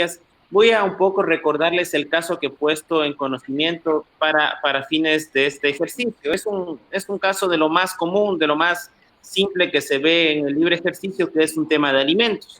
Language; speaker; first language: Spanish; native; Spanish